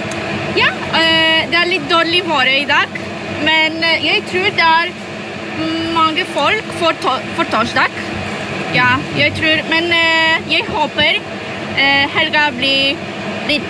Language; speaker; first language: Norwegian; non-native, learner; Polish